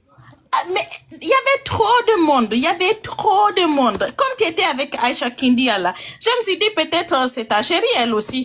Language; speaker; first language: French; non-native, local second language; Fula